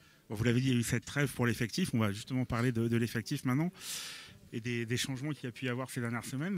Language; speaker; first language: French; native; French